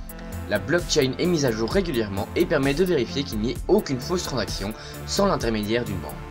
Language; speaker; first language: French; native; French